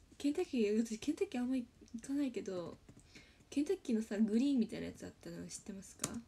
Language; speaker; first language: Japanese; native; Japanese